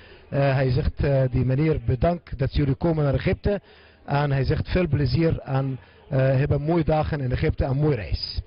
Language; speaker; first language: Dutch; non-native, learner; Arabic